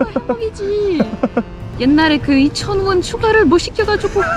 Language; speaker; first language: Korean; non-native, fluent; French